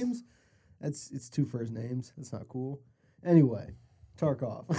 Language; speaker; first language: English; native; English